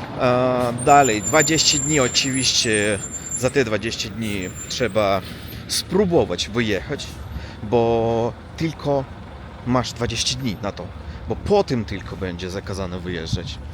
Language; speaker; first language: Polish; non-native, learner; Russian